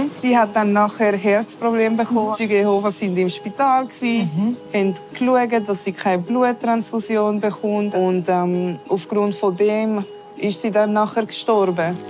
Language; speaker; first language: German; early bilingual, other home language; Spanish